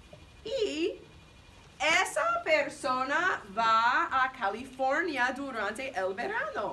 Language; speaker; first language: Spanish; non-native, fluent; English